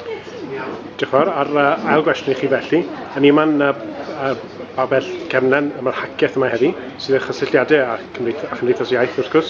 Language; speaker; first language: Welsh; native; Welsh